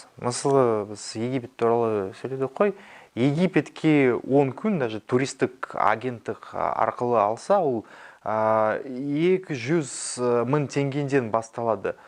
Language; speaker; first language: Kazakh; non-native, local second language; Russian